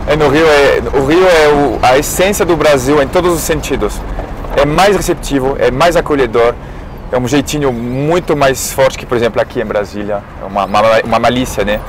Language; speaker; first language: Portuguese; non-native, fluent; French